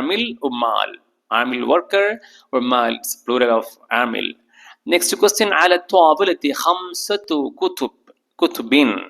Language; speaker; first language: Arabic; non-native, fluent; Malayalam